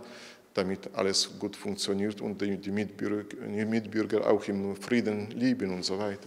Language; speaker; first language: German; non-native, fluent; Polish